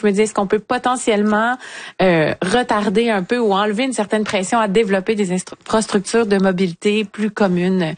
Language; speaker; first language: French; native; French